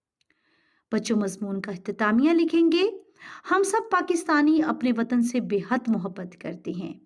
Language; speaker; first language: Urdu; native; Urdu